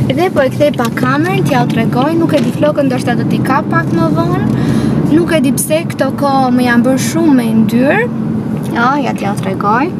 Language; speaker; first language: Albanian; early bilingual, heritage; Albanian